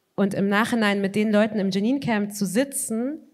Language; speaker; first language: German; native; German